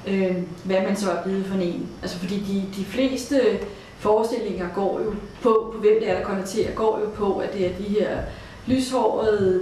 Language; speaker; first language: Danish; native; Danish